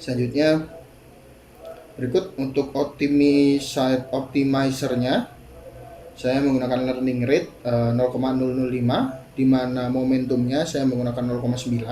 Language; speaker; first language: Indonesian; native; Indonesian